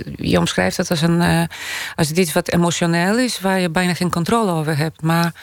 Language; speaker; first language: Dutch; non-native, fluent; Polish